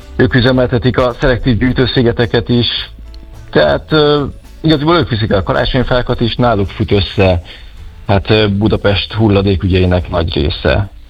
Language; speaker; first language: Hungarian; native; Hungarian